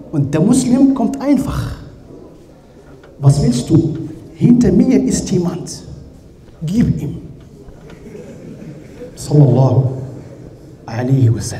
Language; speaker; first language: German; non-native, learner; Arabic